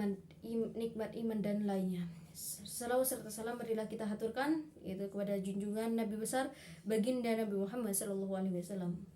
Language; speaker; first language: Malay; non-native, local second language; Madurese